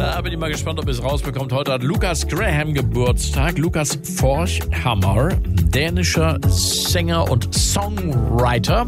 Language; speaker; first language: German; native; German